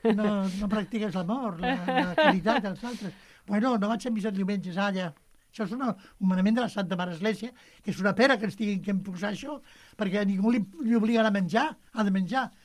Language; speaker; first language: Catalan; native; Catalan